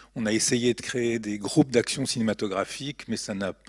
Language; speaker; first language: French; native; French